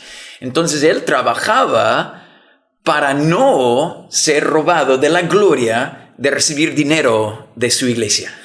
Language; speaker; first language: Spanish; non-native, fluent; English